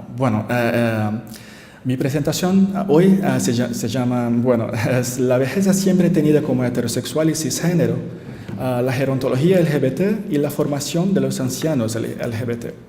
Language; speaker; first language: Spanish; non-native, learner; Portuguese